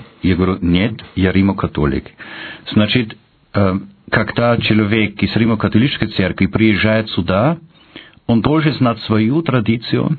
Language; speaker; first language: Russian; non-native, fluent; German